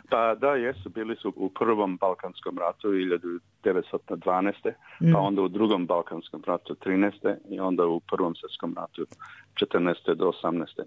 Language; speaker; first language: Serbian; early bilingual, heritage; Serbian